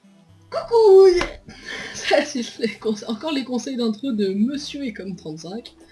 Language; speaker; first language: French; native; French